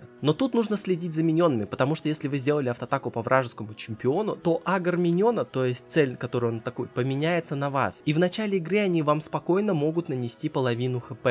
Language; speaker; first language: Russian; native; Russian